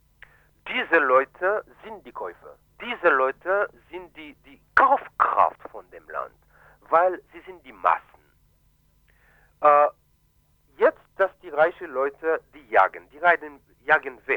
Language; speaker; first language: German; non-native, fluent; Haitian Creole